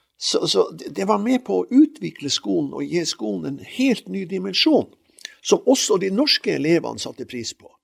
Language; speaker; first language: Norwegian; native; Norwegian